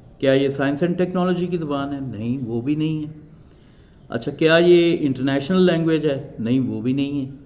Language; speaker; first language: Urdu; non-native, local second language; Punjabi